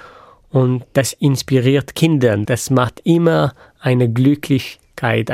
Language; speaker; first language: German; non-native, fluent; French